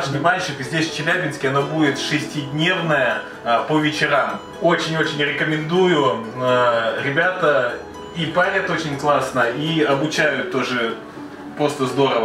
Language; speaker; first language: Russian; native; Russian